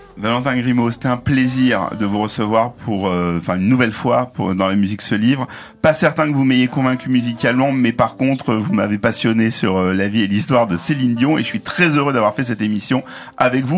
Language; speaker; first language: French; native; French